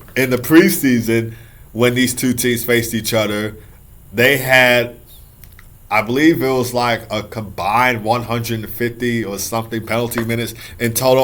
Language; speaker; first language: English; native; English